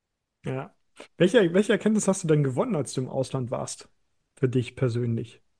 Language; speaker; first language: German; native; German